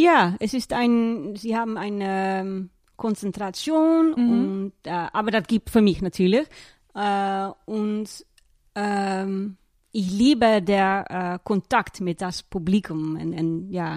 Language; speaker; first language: German; non-native, learner; Dutch